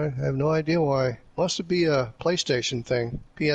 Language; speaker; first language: English; native; English